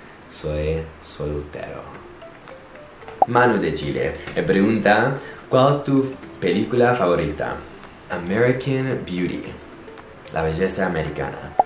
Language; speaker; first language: Spanish; non-native, fluent; English